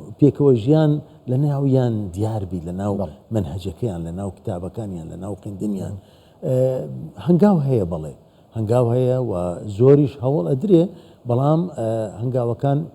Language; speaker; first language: Central Kurdish; non-native, local second language; Assyrian Neo-Aramaic